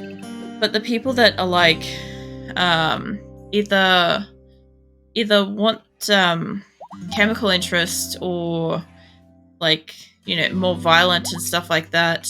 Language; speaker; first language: English; native; English